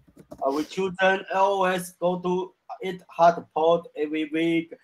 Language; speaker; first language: English; non-native, learner; Chinese